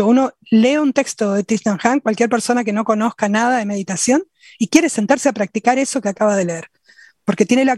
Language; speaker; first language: Spanish; native; Spanish